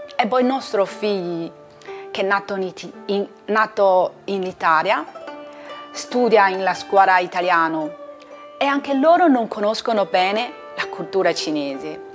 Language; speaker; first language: Italian; non-native, learner; Chinese